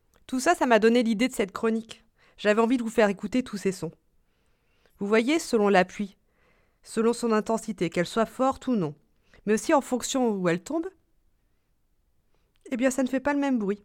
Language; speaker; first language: French; native; French